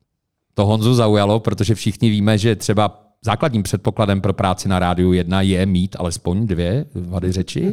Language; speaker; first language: Czech; native; Czech